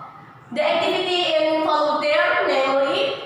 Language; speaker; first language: English; non-native, learner; Indonesian